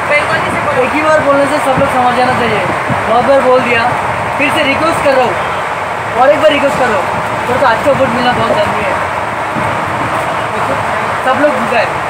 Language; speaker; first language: Hindi; non-native, local second language; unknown